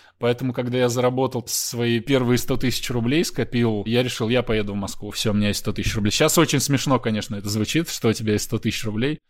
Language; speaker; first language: Russian; native; Russian